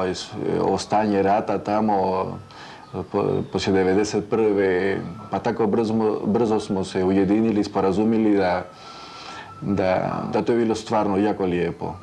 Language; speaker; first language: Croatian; early bilingual, heritage; Croatian